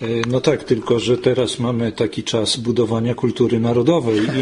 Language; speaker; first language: Polish; native; Polish